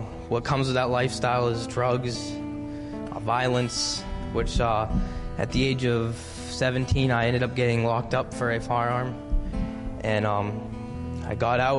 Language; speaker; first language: English; native; English